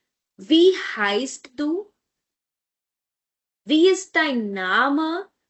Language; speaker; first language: German; non-native, fluent; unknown